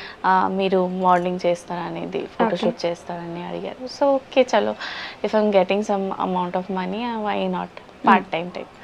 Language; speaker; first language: Telugu; non-native, learner; Bangla